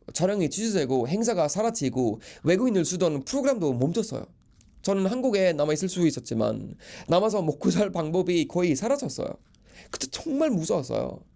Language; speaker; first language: Korean; non-native, fluent; Swedish